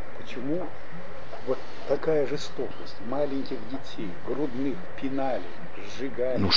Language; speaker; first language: Russian; non-native, local second language; Uzbek